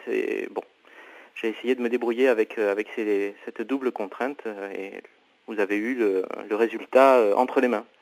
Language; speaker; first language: French; non-native, fluent; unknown